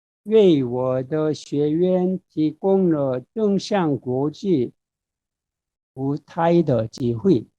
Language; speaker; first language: Chinese; non-native, fluent; Korean